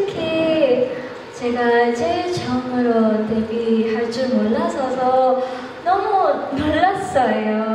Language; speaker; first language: Korean; non-native, fluent; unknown